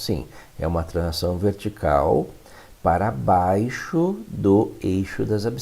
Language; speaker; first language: Portuguese; native; Portuguese